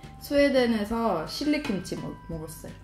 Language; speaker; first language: Korean; non-native, fluent; Swedish